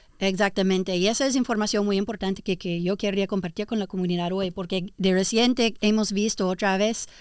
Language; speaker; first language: Spanish; early bilingual, heritage; English